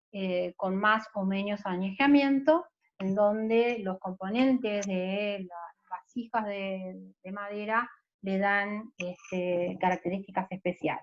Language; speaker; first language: Spanish; native; Spanish